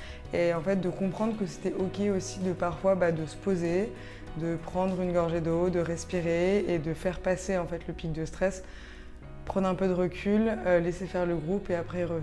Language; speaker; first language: French; native; French